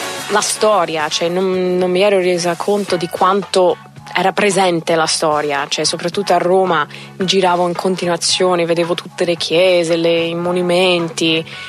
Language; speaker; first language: Italian; non-native, fluent; English